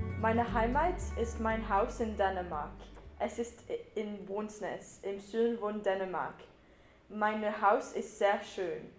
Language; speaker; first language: German; non-native, learner; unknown